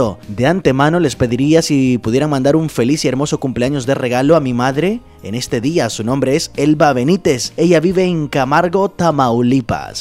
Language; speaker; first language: Spanish; native; Spanish